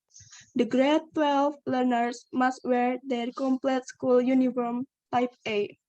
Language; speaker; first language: English; non-native, learner; Indonesian